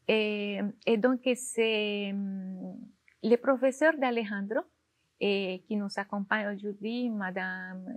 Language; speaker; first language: French; non-native, fluent; Spanish